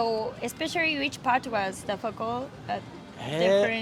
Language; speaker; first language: English; non-native, learner; Japanese